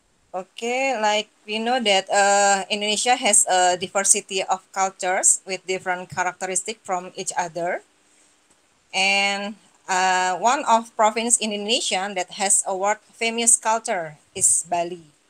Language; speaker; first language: English; non-native, learner; Indonesian